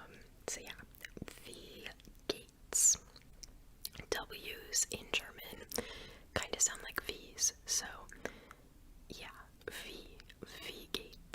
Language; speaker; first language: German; non-native, learner; English